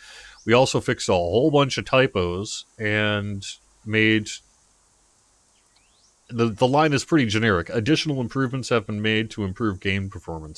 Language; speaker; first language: English; native; English